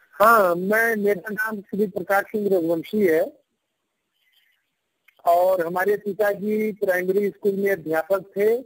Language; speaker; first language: Hindi; native; Hindi